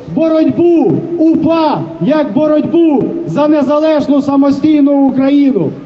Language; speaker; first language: Ukrainian; native; Ukrainian